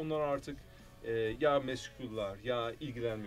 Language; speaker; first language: Turkish; early bilingual, heritage; Turkish